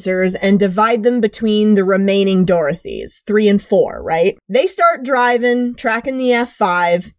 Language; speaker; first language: English; native; English